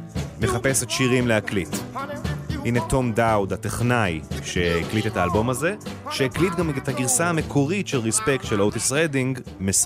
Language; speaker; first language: Hebrew; native; Hebrew